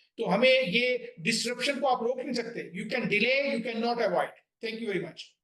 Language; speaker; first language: Urdu; native; Urdu